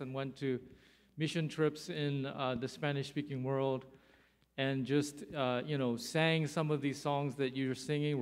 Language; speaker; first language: English; early bilingual, other home language; Korean